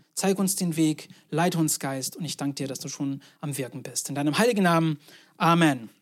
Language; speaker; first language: German; non-native, fluent; English